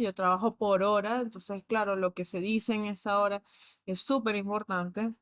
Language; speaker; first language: Spanish; native; Spanish